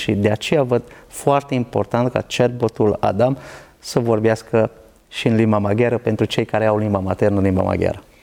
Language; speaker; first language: Romanian; non-native, local second language; Hungarian